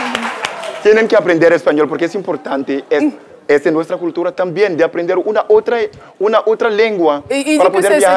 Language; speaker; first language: Spanish; non-native, local second language; French